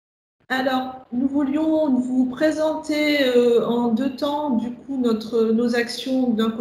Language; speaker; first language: French; native; French